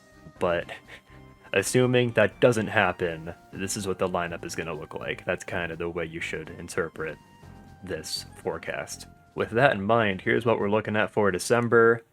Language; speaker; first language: English; native; English